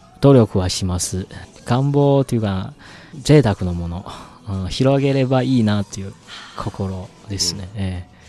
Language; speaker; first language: Japanese; non-native, fluent; Chinese